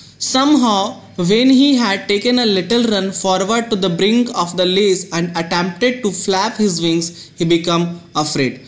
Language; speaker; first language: English; non-native, local second language; Hindi